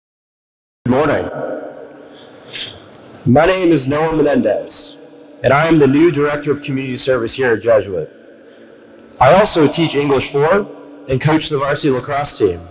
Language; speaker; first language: English; native; English